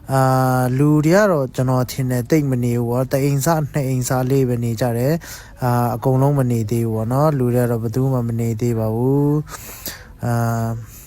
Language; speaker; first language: Burmese; non-native, local second language; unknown